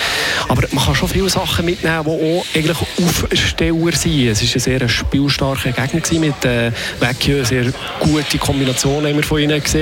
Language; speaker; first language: German; native; German